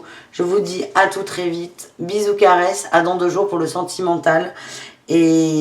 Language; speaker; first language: French; native; French